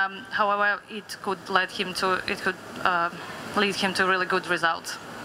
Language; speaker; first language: English; non-native, fluent; Russian